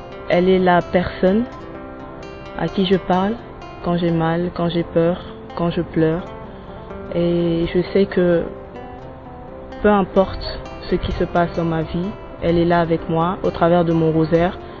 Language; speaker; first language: French; non-native, local second language; Lingala